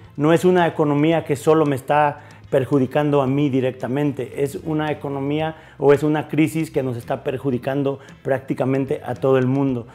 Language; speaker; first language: Spanish; native; Spanish